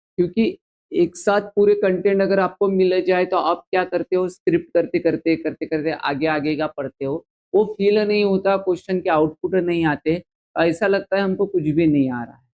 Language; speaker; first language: Hindi; non-native, local second language; Marathi